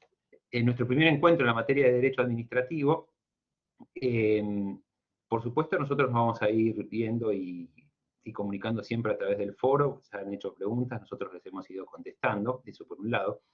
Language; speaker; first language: Spanish; native; Spanish